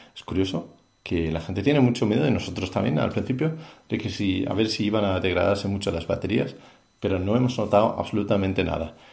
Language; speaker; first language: Spanish; non-native, fluent; Danish